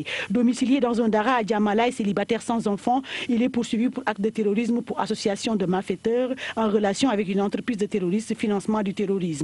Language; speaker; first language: French; non-native, local second language; Wolof